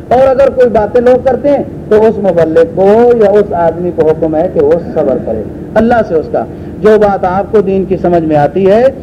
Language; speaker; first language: Urdu; native; Urdu